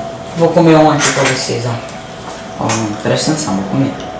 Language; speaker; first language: Portuguese; native; Portuguese